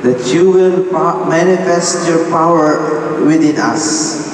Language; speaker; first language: English; non-native, local second language; Filipino